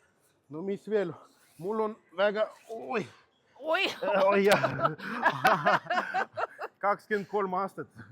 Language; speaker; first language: Estonian; non-native, local second language; Russian